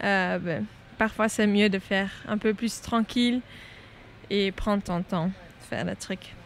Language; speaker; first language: French; non-native, local second language; Dutch